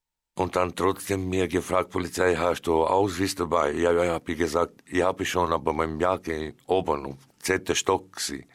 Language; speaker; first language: German; non-native, learner; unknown